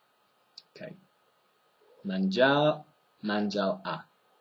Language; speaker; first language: Czech; non-native, fluent; English